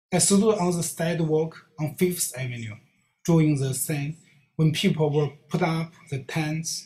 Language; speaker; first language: English; non-native, learner; Chinese